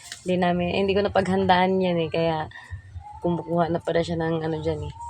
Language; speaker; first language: Filipino; non-native, local second language; Cebuano